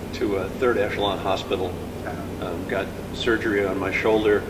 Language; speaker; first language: English; native; English